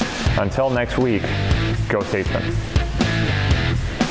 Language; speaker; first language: English; native; English